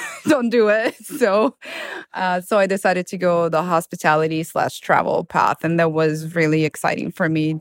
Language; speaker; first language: English; non-native, fluent; Italian